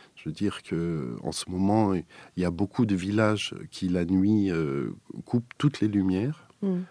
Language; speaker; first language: French; native; French